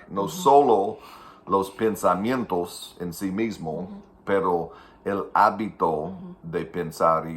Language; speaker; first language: Spanish; non-native, fluent; English